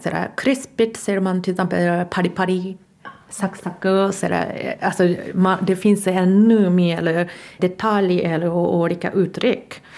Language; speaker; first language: Swedish; non-native, fluent; Japanese